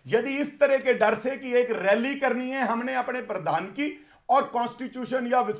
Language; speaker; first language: Hindi; native; Hindi